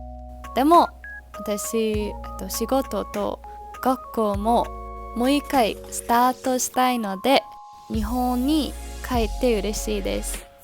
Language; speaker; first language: Japanese; non-native, learner; English